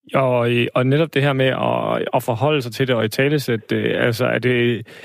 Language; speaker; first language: Danish; native; Danish